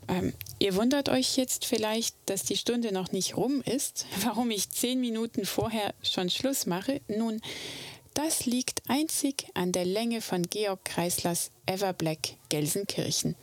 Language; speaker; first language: German; native; German